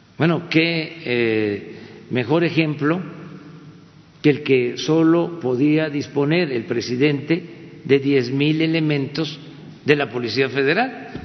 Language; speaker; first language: Spanish; native; Spanish